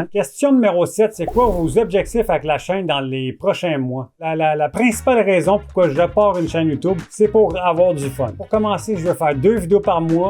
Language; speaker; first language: French; native; French